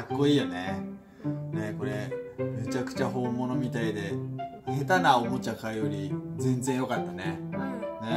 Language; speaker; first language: Japanese; native; Japanese